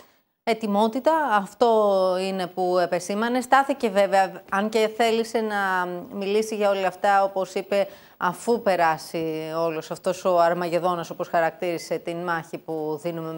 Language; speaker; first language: Greek; native; Greek